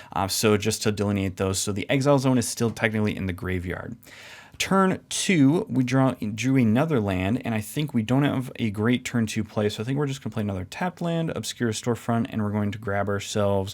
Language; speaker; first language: English; native; English